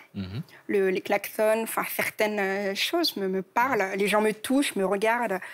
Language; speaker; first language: French; native; French